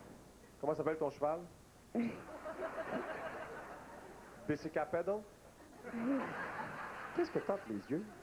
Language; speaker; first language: French; native; French